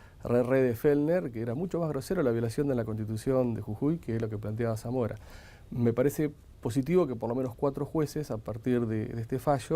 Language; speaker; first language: Spanish; native; Spanish